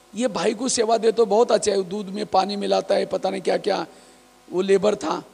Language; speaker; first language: Hindi; non-native, local second language; Marathi